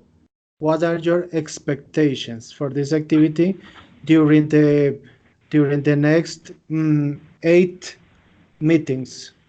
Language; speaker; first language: English; non-native, fluent; Spanish